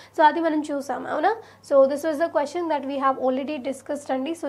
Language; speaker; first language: English; non-native, local second language; Telugu